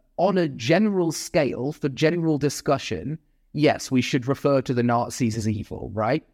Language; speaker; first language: English; native; English